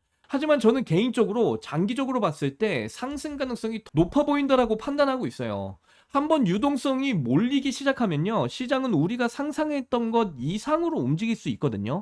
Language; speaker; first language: Korean; native; Korean